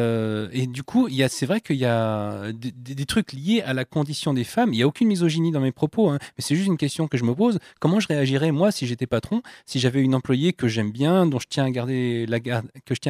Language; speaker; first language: French; native; French